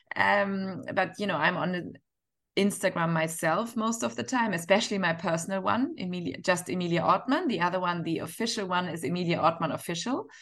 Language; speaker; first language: English; non-native, fluent; German